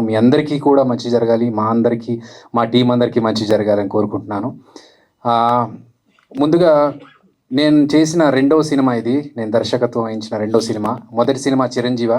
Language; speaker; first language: Telugu; native; Telugu